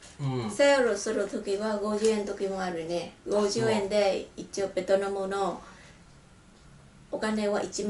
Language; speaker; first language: Japanese; non-native, learner; Vietnamese